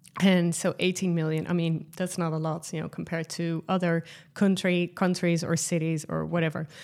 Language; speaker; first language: English; non-native, fluent; Dutch